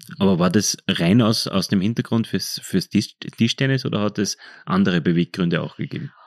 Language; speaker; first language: German; native; German